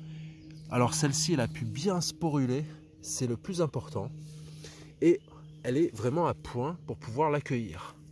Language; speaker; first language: French; native; French